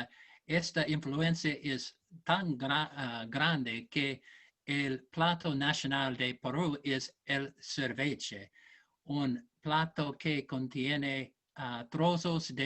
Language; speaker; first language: Spanish; non-native, learner; English